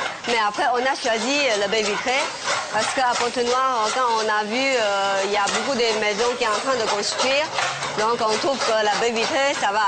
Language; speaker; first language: French; non-native, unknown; Chinese